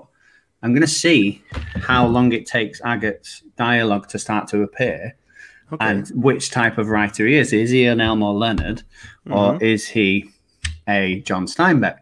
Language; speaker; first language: English; native; English